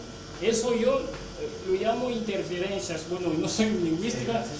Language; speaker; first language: Spanish; non-native, fluent; French